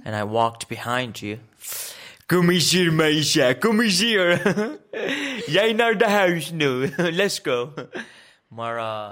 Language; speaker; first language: Dutch; non-native, learner; English